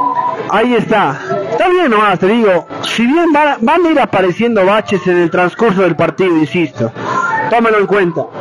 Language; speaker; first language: Spanish; native; Spanish